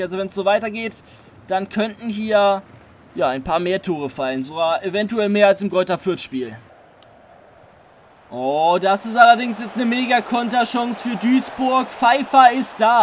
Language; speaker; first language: German; native; German